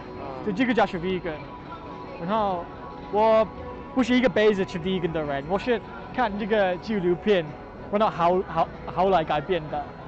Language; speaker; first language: Chinese; non-native, learner; English